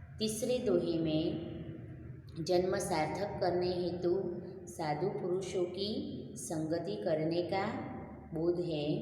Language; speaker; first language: Hindi; non-native, local second language; Gujarati